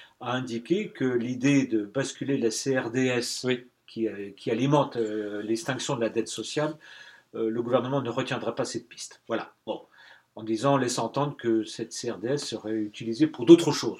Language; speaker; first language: French; native; French